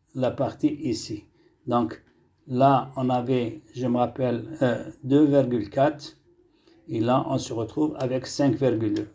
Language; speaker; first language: French; non-native, local second language; Arabic